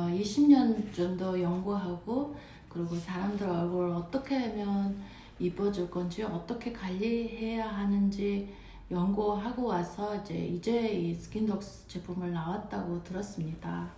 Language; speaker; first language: Korean; non-native, fluent; Mongolian